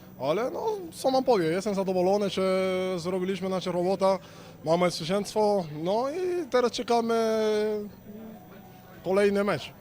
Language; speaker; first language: Polish; non-native, fluent; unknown